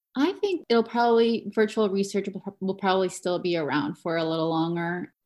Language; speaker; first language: English; non-native, fluent; Spanish